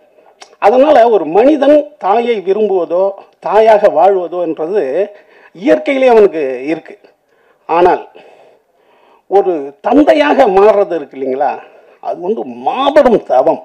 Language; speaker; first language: Tamil; native; Tamil